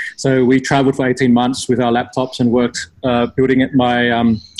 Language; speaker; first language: English; native; English